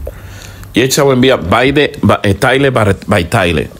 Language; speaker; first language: German; non-native, learner; Spanish